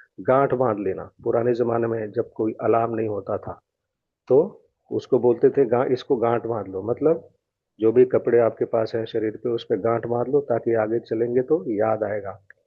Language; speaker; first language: Hindi; native; Hindi